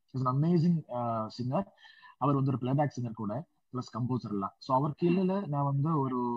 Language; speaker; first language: Tamil; non-native, local second language; Malayalam